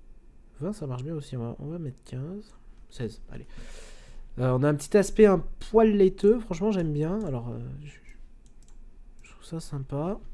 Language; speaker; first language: French; native; French